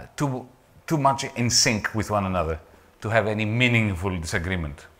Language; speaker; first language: English; non-native, fluent; Greek